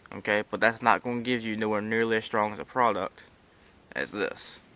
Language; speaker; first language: English; native; English